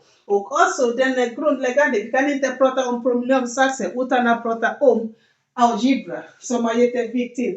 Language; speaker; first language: Swedish; non-native, learner; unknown